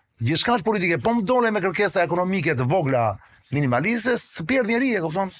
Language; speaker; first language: Albanian; non-native, local second language; Greek